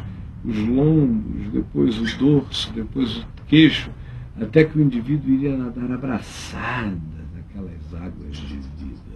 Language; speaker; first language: Portuguese; native; Portuguese